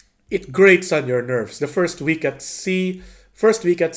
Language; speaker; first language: English; non-native, local second language; Filipino